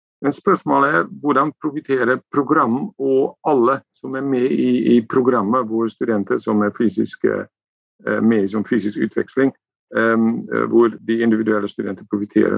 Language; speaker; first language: Norwegian; non-native, fluent; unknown